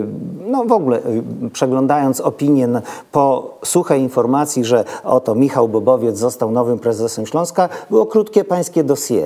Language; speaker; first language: Polish; native; Polish